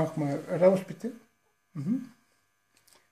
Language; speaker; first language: German; non-native, learner; Turkish